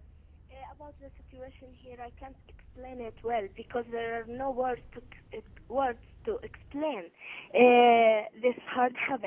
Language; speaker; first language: English; non-native, learner; Arabic